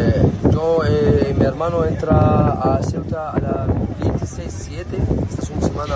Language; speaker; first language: Spanish; non-native, learner; Arabic